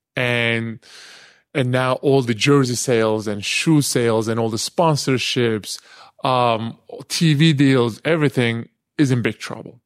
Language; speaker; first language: English; non-native, fluent; Turkish